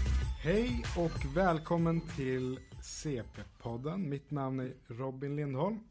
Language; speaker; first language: Swedish; native; Swedish